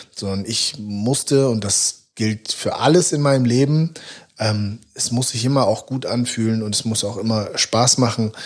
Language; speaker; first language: German; native; German